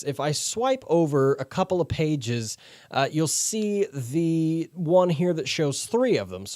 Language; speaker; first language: English; native; English